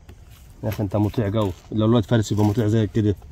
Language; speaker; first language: Arabic; native; Arabic